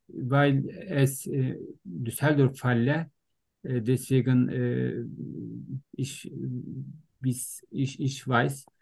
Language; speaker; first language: German; non-native, learner; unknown